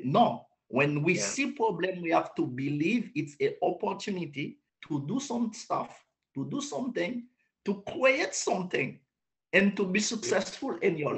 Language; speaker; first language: English; non-native, learner; Haitian Creole